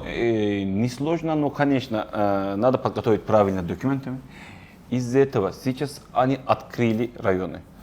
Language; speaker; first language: Russian; non-native, learner; Turkish